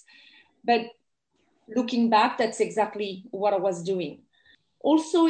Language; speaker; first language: English; non-native, fluent; French